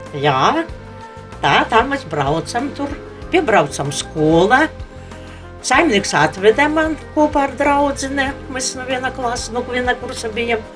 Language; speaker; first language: Latvian; non-native, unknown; Ukrainian